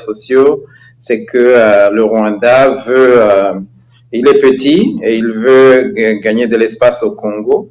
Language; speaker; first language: French; non-native, local second language; Kinyarwanda